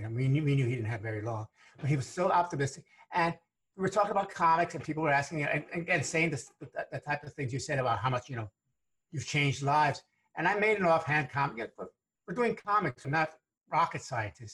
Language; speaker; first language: English; early bilingual, other home language; Spanish